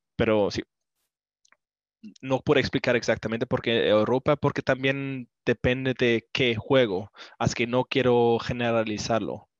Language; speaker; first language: Spanish; non-native, learner; English